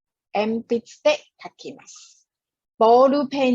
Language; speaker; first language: Japanese; non-native, fluent; Chinese